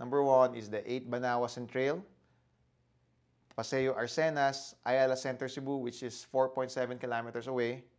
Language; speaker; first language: English; non-native, local second language; Filipino